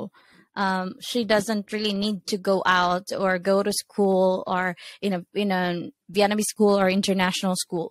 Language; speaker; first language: English; non-native, local second language; Cebuano